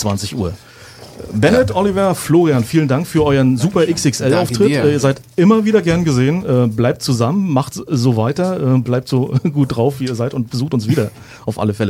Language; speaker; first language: German; native; German